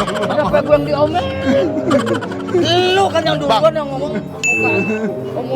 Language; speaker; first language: Indonesian; native; Indonesian